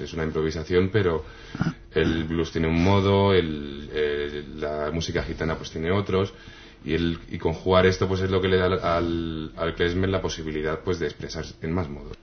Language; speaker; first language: Spanish; native; Spanish